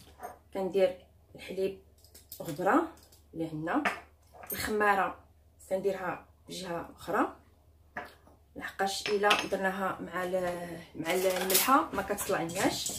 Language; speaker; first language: Arabic; native; Arabic